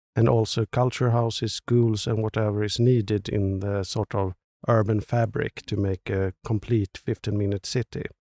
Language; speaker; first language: English; non-native, fluent; Swedish